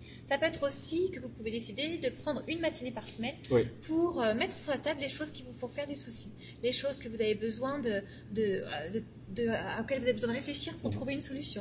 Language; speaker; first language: French; native; French